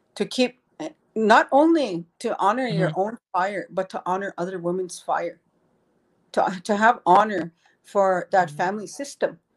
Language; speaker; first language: English; native; English